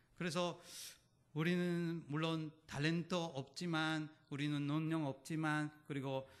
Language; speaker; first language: Korean; non-native, learner; Spanish